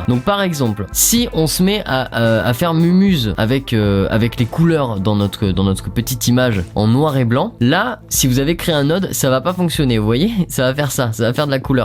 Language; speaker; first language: French; native; French